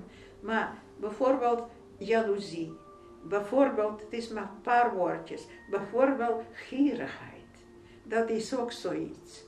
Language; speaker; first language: Dutch; non-native, fluent; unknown